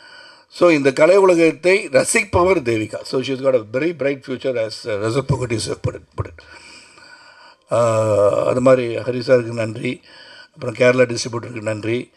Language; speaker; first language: Tamil; native; Tamil